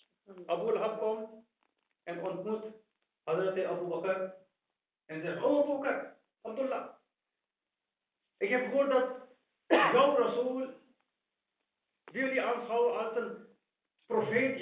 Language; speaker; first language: Dutch; non-native, fluent; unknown